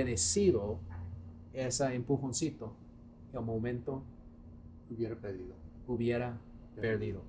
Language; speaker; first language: Spanish; non-native, fluent; English